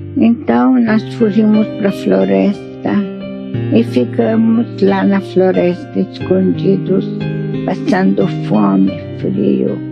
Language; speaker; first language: Portuguese; non-native, fluent; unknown